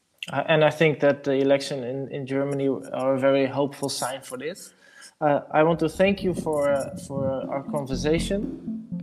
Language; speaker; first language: English; non-native, fluent; Dutch